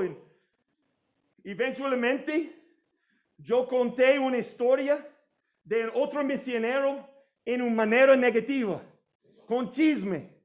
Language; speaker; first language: Spanish; non-native, fluent; English